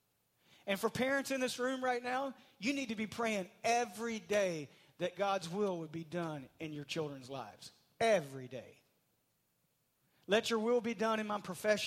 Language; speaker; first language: English; native; English